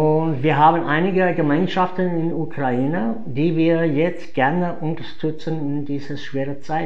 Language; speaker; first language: German; non-native, fluent; English